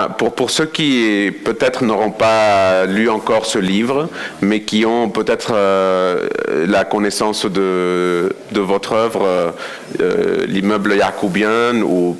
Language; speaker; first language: French; non-native, fluent; Spanish